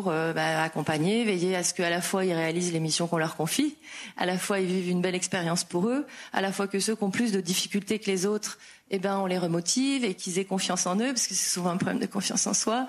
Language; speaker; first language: French; native; French